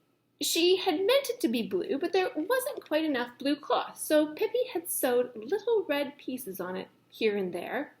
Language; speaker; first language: English; native; English